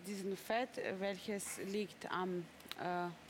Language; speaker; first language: German; non-native, learner; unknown